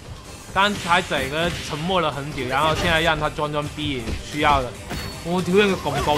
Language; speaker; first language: Chinese; native; Chinese